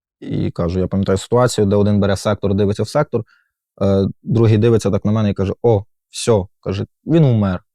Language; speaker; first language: Ukrainian; native; Ukrainian